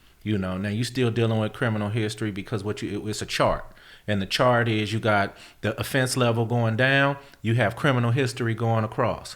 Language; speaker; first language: English; native; English